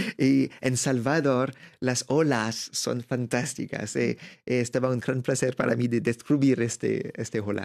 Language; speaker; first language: Spanish; non-native, learner; French